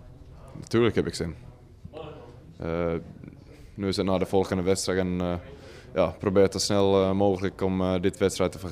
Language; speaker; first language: Dutch; non-native, fluent; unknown